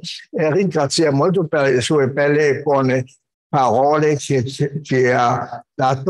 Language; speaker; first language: Italian; non-native, fluent; German